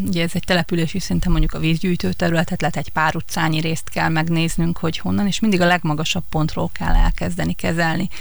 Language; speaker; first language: Hungarian; native; Hungarian